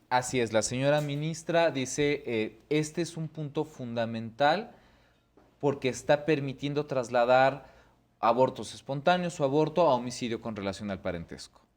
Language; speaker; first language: Spanish; native; Spanish